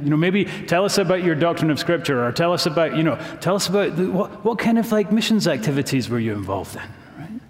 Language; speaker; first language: English; native; English